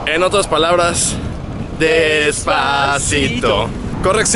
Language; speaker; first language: Spanish; native; Spanish